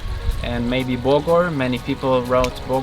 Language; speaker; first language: English; non-native, fluent; German